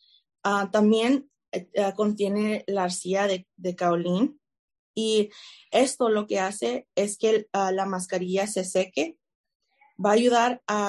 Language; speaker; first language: Spanish; early bilingual, heritage; Spanish